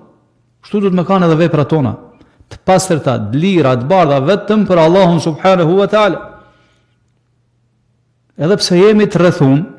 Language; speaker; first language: Albanian; native; Albanian